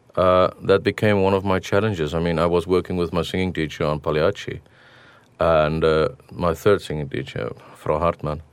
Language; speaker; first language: English; non-native, local second language; Afrikaans